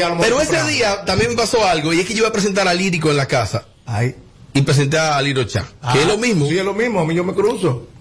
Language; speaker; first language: Spanish; native; Spanish